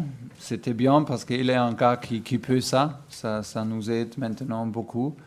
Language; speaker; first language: French; non-native, fluent; German